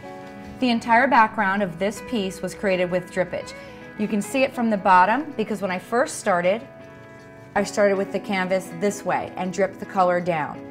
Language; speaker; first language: English; native; English